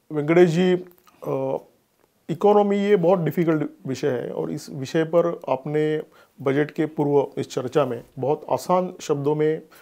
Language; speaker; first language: Hindi; non-native, local second language; Marathi